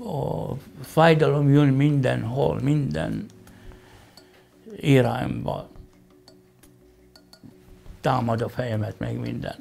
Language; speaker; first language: Hungarian; non-native, fluent; Arabic